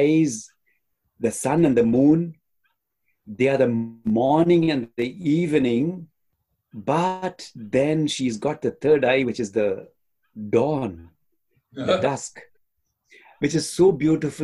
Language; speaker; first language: English; non-native, local second language; Tamil